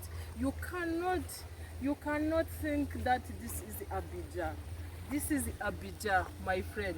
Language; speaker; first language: English; non-native, local second language; Kinyarwanda